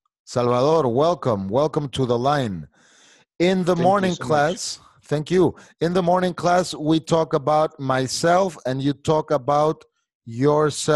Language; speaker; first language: English; non-native, fluent; Spanish